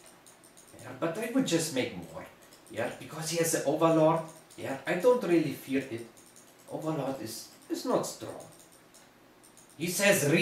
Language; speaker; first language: English; non-native, learner; German